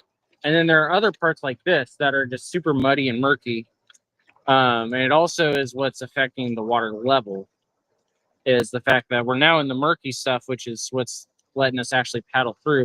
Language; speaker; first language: English; native; English